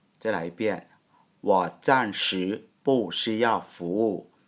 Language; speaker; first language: Chinese; non-native, fluent; Thai